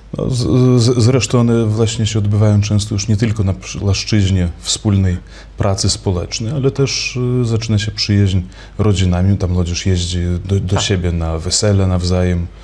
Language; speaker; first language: Polish; native; Polish